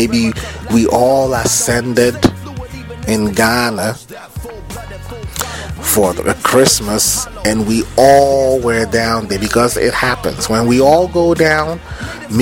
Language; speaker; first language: English; non-native, local second language; Akan